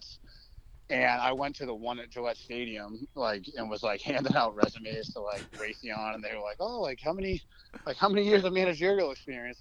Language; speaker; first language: English; native; English